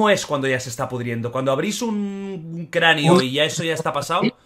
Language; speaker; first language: Spanish; native; Spanish